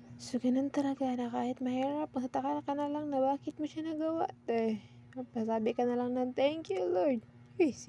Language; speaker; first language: Filipino; non-native, local second language; Cebuano